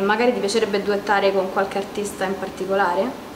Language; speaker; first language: Italian; native; Italian